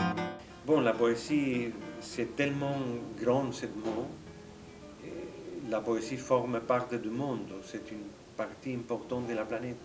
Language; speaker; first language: French; non-native, fluent; Spanish